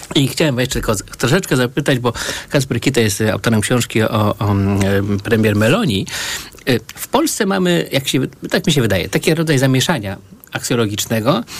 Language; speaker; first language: Polish; native; Polish